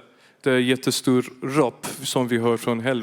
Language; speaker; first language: Swedish; non-native, fluent; Persian